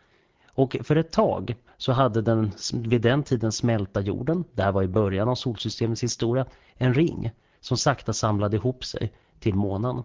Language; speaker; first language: Swedish; native; Swedish